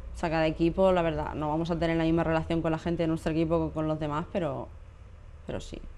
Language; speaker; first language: Spanish; native; Spanish